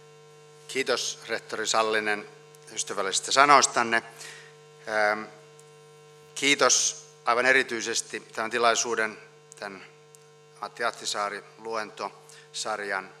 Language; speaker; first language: Finnish; native; Finnish